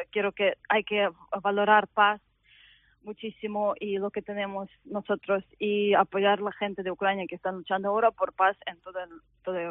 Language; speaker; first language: Spanish; non-native, fluent; Ukrainian